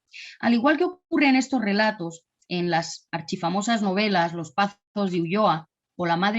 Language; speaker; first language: Spanish; native; Spanish